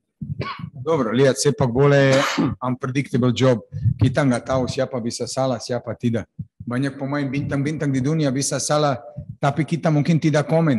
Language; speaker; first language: Indonesian; non-native, fluent; Serbian